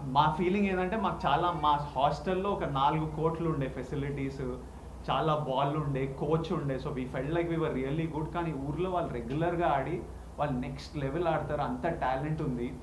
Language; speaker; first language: Telugu; native; Telugu